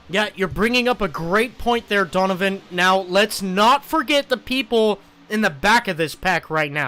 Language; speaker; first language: English; native; English